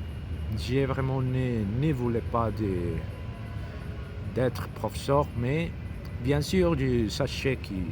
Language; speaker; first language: French; non-native, learner; Spanish